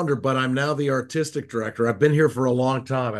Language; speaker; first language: English; native; English